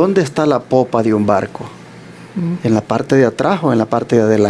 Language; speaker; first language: Spanish; native; Spanish